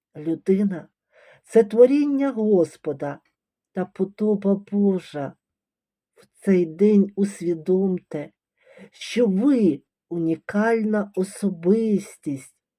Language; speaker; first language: Ukrainian; native; Ukrainian